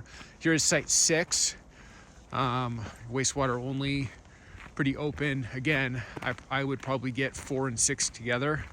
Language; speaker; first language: English; native; English